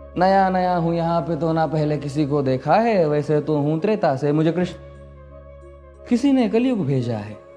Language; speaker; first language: Hindi; non-native, local second language; Marathi